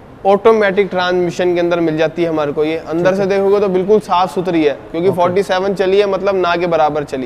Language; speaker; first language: Hindi; native; Hindi